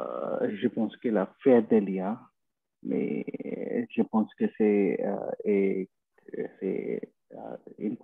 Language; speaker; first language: French; non-native, learner; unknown